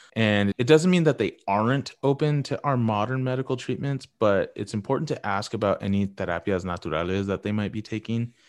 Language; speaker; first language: English; early bilingual, other home language; Spanish